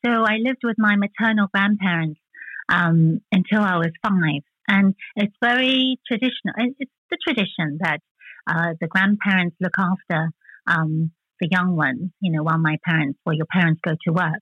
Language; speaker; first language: English; early bilingual, other home language; Chinese